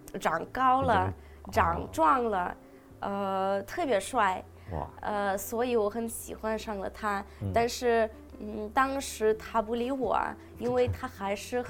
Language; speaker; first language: Chinese; non-native, fluent; Russian